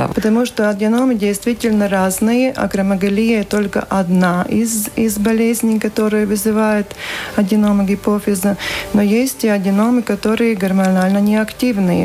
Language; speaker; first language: Russian; non-native, local second language; Latvian